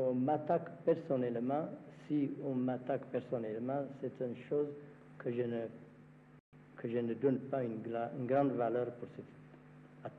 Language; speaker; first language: French; non-native, learner; Amharic